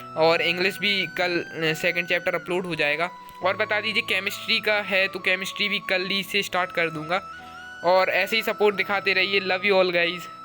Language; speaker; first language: Hindi; native; Hindi